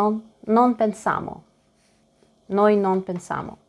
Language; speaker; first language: Italian; non-native, learner; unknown